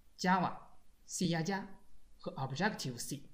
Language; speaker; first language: Chinese; native; Chinese